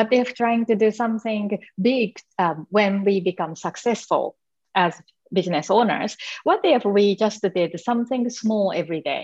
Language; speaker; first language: English; non-native, fluent; Japanese